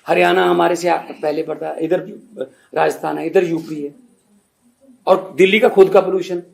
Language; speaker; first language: Hindi; non-native, local second language; Punjabi